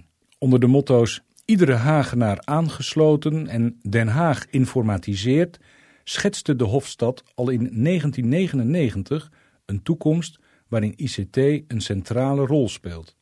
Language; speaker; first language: Dutch; native; Dutch